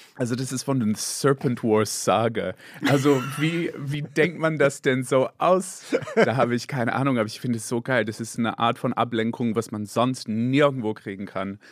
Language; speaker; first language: German; non-native, fluent; English